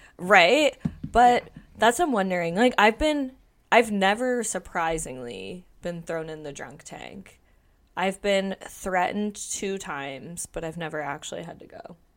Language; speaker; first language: English; native; English